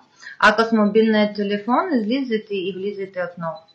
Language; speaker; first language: Bulgarian; non-native, fluent; Russian